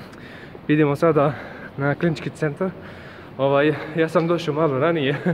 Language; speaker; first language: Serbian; non-native, learner; Arabic